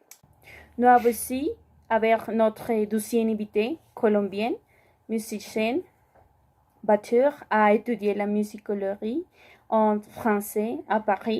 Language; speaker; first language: French; non-native, learner; Spanish